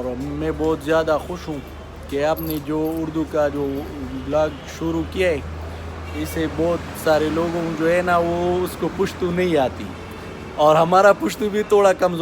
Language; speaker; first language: Hindi; non-native, local second language; Pashto